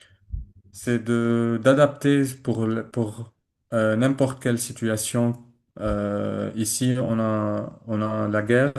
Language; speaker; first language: French; non-native, learner; Arabic